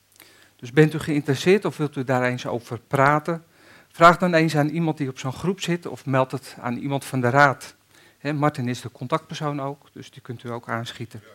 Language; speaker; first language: Dutch; native; Dutch